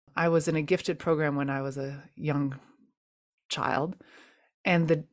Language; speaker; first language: English; native; English